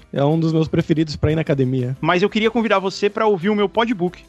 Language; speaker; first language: Portuguese; native; Portuguese